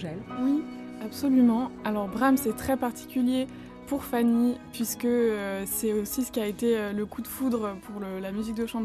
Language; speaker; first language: French; native; French